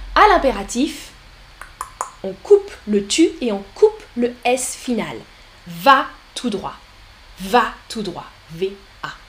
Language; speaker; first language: French; native; French